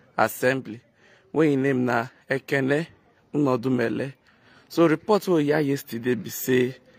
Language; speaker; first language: Nigerian Pidgin; non-native, local second language; Igbo